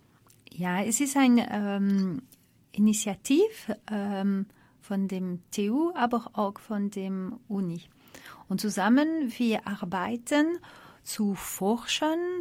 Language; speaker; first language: German; non-native, fluent; French